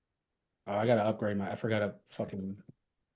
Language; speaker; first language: English; native; English